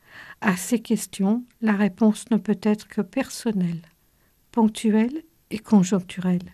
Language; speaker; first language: French; native; French